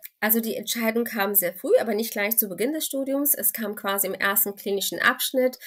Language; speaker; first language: German; early bilingual, other home language; Turkish